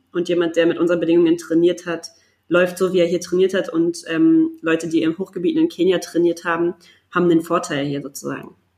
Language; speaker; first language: German; native; German